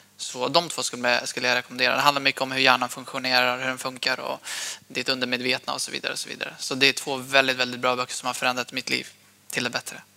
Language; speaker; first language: Swedish; early bilingual, other home language; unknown